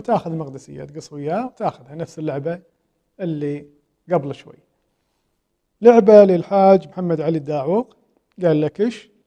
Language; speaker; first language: Arabic; native; Arabic